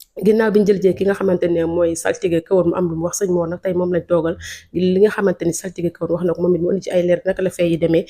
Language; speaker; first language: Wolof; native; Wolof